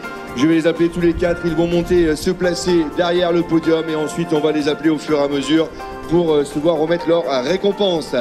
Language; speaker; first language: French; native; French